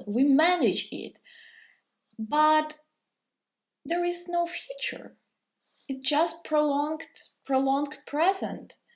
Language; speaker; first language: English; non-native, fluent; Russian